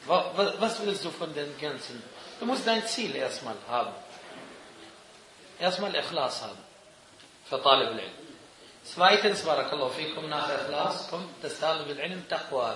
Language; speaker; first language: German; non-native, fluent; Arabic